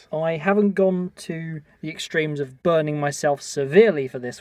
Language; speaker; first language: English; native; English